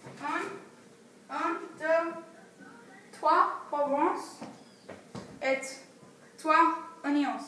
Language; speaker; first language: French; non-native, learner; English